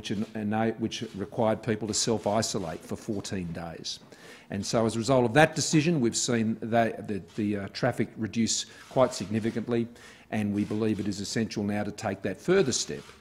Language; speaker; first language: English; native; English